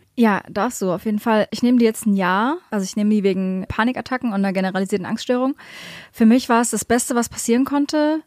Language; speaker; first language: German; native; German